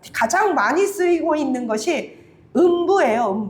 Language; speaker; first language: Korean; native; Korean